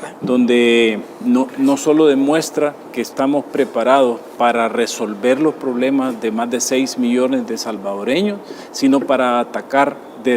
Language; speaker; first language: Spanish; native; Spanish